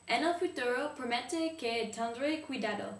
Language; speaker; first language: Spanish; non-native, learner; English